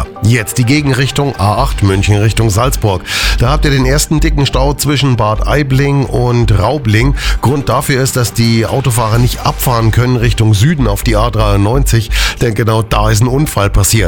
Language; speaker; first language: German; native; German